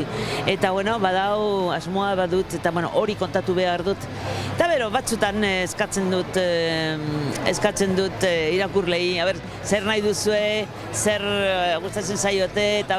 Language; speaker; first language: Basque; non-native, fluent; Spanish